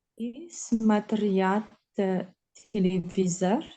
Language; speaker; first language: Russian; non-native, learner; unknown